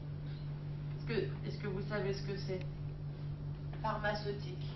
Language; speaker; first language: French; native; French